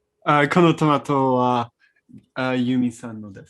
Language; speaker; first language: Japanese; non-native, learner; English